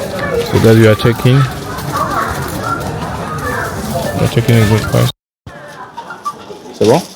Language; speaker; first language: English; non-native, fluent; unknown